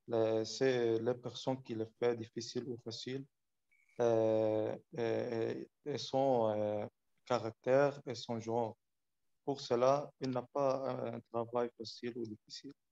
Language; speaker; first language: French; non-native, learner; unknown